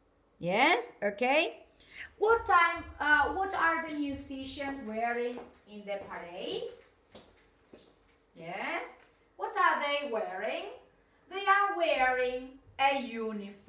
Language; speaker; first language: English; non-native, fluent; Spanish